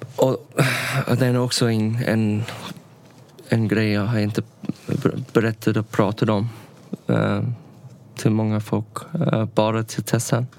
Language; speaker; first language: Swedish; non-native, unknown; English